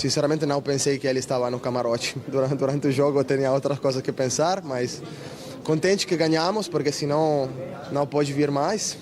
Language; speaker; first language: Portuguese; non-native, learner; Italian